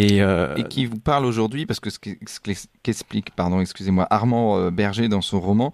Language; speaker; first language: French; native; French